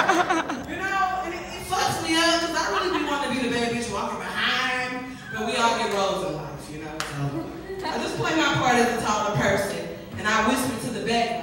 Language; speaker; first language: English; native; English